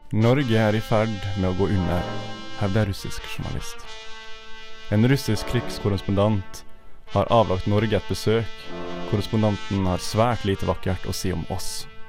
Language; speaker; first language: Norwegian; native; Norwegian